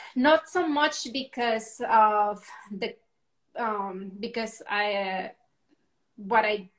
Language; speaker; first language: English; non-native, fluent; Spanish